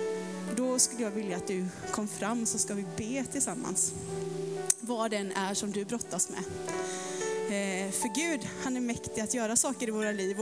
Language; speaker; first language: Swedish; native; Swedish